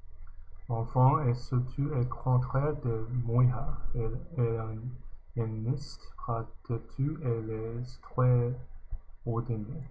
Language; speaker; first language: French; non-native, learner; English